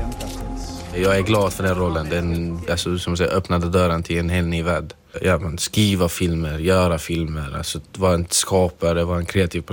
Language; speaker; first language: Swedish; non-native, fluent; Arabic